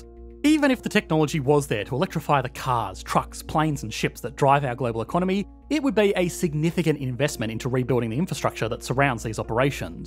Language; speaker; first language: English; native; English